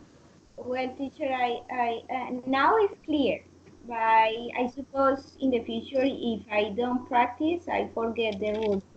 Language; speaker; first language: English; non-native, learner; Spanish